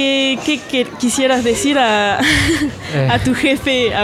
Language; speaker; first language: Spanish; non-native, fluent; French